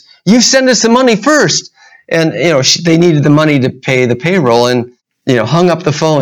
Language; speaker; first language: English; native; English